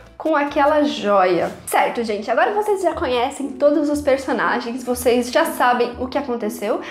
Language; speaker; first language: Portuguese; native; Portuguese